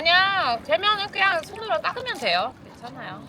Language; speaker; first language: Korean; non-native, fluent; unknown